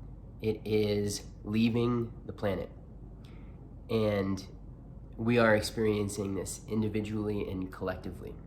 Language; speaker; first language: English; native; English